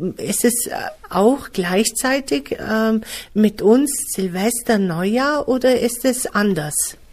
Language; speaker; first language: German; native; German